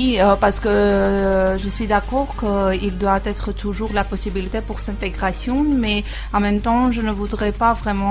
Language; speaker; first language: French; non-native, learner; Armenian